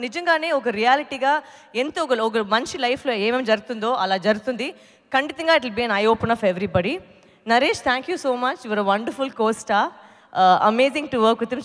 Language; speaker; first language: Telugu; non-native, local second language; Tamil